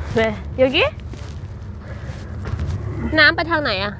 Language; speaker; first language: Korean; non-native, learner; Thai